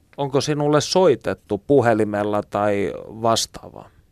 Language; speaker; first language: Finnish; native; Finnish